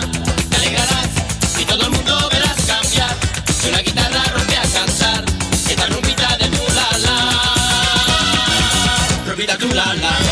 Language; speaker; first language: Spanish; non-native, learner; English